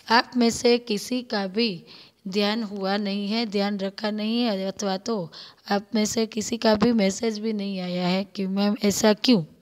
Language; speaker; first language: Hindi; non-native, local second language; Gujarati